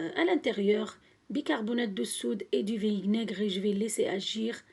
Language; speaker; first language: French; non-native, local second language; Arabic